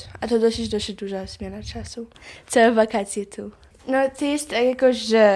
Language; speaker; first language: Polish; early bilingual, heritage; Polish